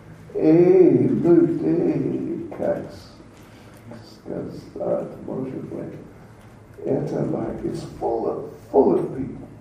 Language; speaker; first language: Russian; non-native, learner; English